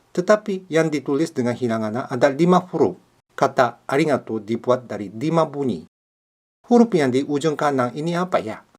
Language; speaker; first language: Indonesian; non-native, fluent; Japanese